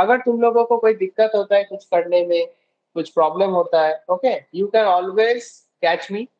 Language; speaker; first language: Hindi; non-native, local second language; Bangla